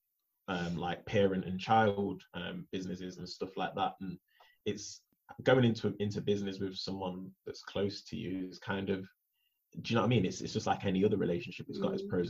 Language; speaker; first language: English; native; English